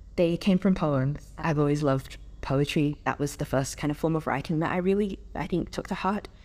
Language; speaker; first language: English; native; English